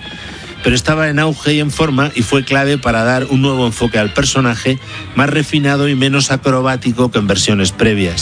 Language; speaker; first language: Spanish; native; Spanish